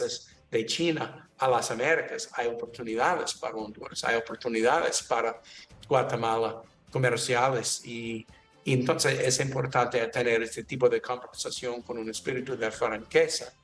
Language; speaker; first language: Spanish; non-native, learner; English